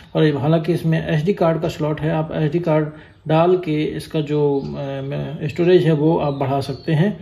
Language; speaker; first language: Hindi; native; Hindi